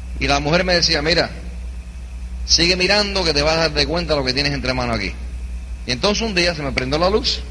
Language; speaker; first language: Spanish; early bilingual, heritage; Spanish